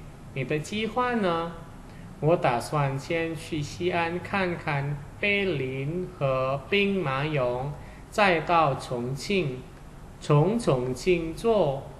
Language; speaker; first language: Chinese; non-native, fluent; Indonesian